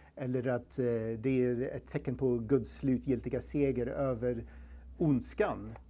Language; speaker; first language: Swedish; non-native, fluent; English